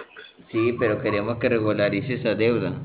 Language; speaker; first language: Spanish; native; Spanish